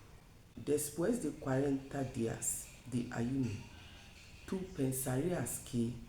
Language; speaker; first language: Spanish; non-native, fluent; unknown